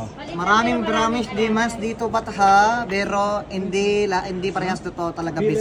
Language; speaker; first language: Filipino; non-native, learner; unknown